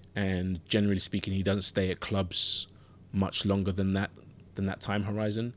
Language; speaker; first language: English; native; English